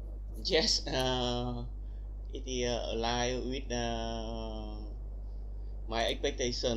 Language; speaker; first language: English; non-native, learner; Vietnamese